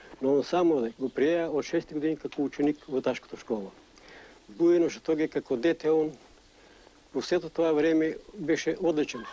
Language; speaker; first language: Macedonian; native; Macedonian